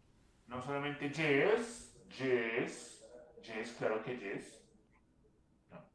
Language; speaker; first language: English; non-native, fluent; Spanish